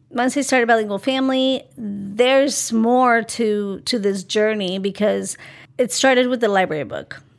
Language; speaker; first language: English; early bilingual, other home language; Spanish